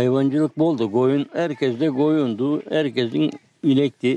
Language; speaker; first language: Turkish; native; Turkish